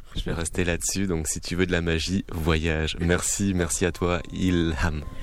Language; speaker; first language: French; native; French